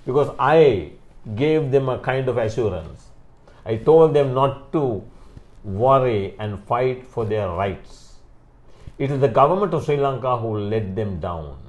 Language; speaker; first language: English; non-native, local second language; Sinhala